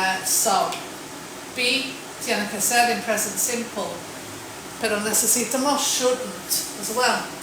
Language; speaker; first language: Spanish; non-native, fluent; English